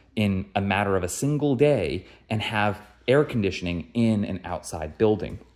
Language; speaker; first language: English; native; English